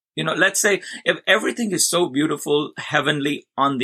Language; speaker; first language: English; non-native, local second language; Gujarati